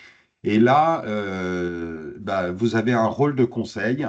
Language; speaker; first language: French; native; French